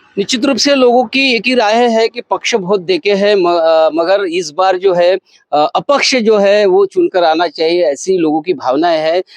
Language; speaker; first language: Hindi; non-native, local second language; Marathi